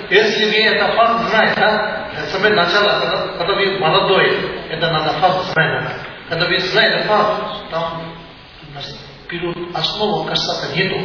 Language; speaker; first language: Russian; non-native, learner; Tibetan